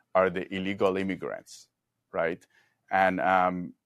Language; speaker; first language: English; non-native, fluent; Persian